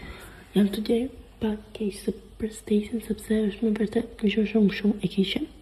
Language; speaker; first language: Albanian; early bilingual, heritage; Albanian